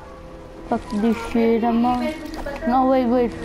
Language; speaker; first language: English; non-native, learner; Italian